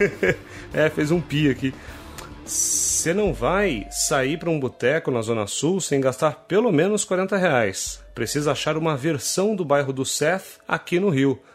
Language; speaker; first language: Portuguese; native; Portuguese